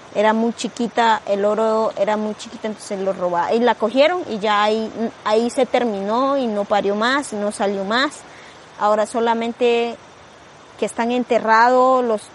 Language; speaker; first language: Spanish; non-native, local second language; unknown